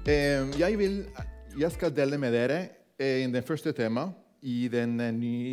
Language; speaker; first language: Norwegian; non-native, fluent; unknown